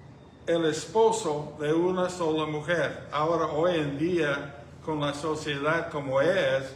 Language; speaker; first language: Spanish; non-native, fluent; English